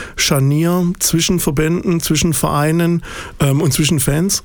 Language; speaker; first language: German; native; German